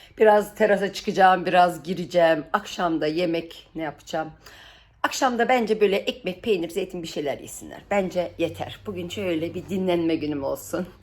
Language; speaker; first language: Turkish; early bilingual, heritage; Turkish